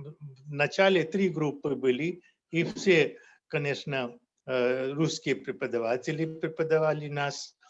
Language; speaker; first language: Russian; non-native, fluent; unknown